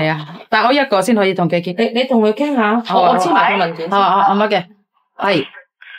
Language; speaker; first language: Cantonese; non-native, local second language; Javanese